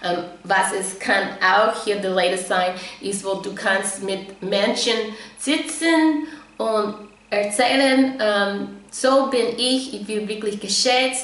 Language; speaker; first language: German; non-native, fluent; English